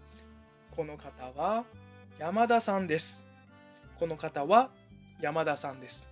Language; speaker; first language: Japanese; non-native, fluent; Chinese